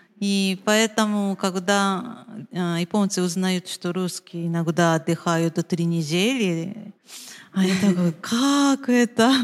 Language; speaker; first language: Russian; non-native, fluent; Japanese